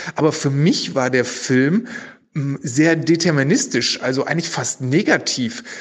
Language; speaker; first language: German; native; German